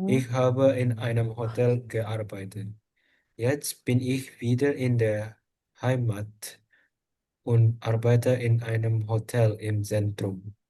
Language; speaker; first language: German; non-native, learner; Indonesian